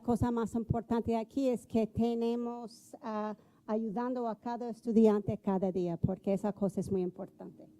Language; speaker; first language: Spanish; non-native, fluent; English